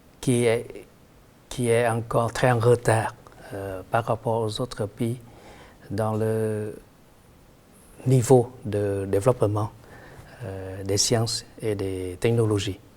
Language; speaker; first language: French; non-native, fluent; Vietnamese